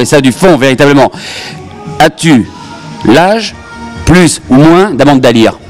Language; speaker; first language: French; native; French